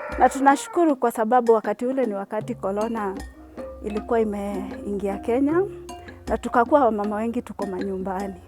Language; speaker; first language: Swahili; non-native, local second language; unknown